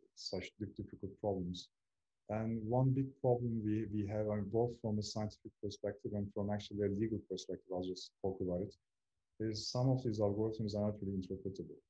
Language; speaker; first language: English; non-native, fluent; Turkish